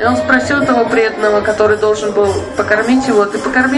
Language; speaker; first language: Russian; native; Russian